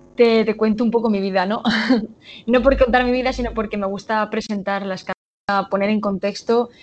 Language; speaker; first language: Spanish; native; Spanish